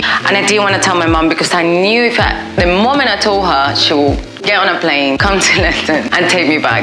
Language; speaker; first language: English; non-native, fluent; Spanish